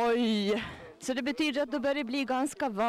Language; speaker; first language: Swedish; native; Swedish